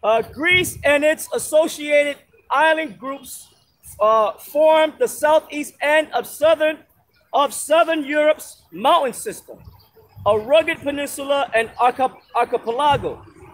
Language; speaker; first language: English; native; English